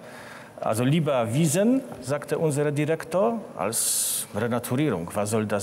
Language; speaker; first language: German; non-native, fluent; Polish